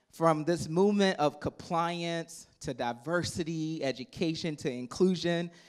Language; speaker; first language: English; native; English